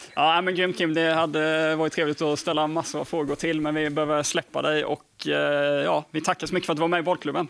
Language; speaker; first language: Swedish; native; Swedish